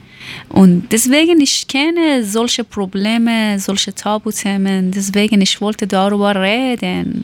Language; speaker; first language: German; non-native, learner; Persian